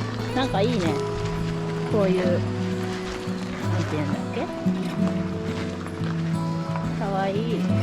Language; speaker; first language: Japanese; native; Japanese